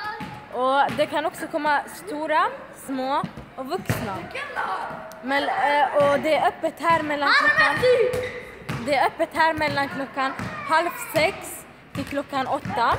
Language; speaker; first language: Swedish; early bilingual, other home language; Arabic